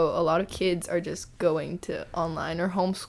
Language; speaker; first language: English; early bilingual, other home language; Spanish